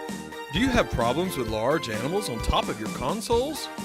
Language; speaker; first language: English; native; English